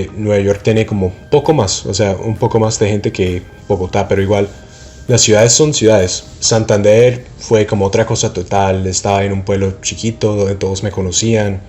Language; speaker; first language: Spanish; non-native, fluent; English